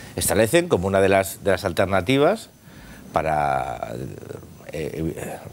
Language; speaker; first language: Spanish; non-native, local second language; Catalan